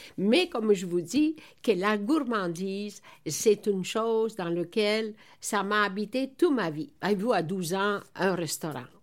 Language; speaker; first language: French; non-native, fluent; Italian